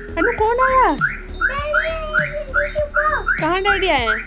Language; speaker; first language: Hindi; native; Hindi